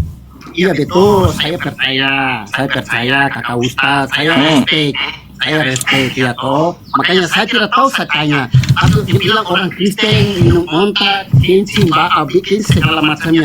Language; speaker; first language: Indonesian; non-native, fluent; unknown